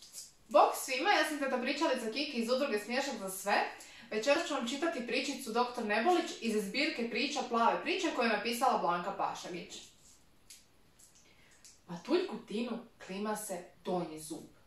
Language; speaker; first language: Serbian; native; Serbian